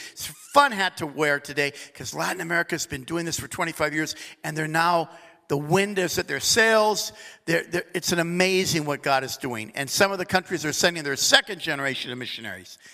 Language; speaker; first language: English; native; English